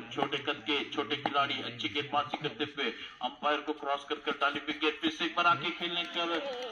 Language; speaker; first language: Hindi; non-native, local second language; Marathi